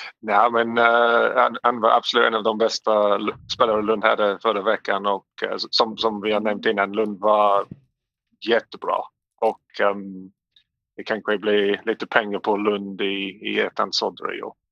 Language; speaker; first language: Swedish; non-native, learner; English